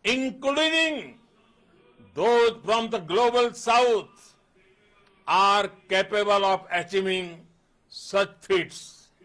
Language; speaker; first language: English; non-native, local second language; Gujarati